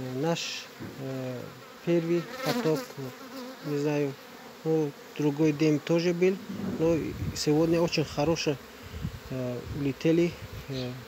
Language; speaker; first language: Russian; non-native, learner; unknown